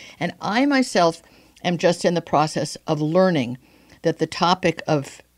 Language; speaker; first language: English; native; English